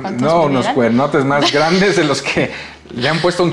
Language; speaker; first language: Spanish; native; Spanish